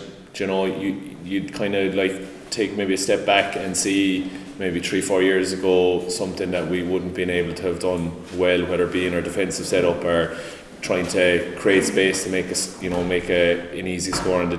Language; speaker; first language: English; native; English